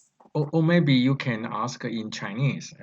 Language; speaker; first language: English; non-native, learner; Chinese